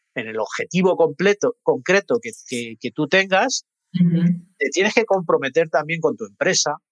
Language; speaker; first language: Spanish; native; Spanish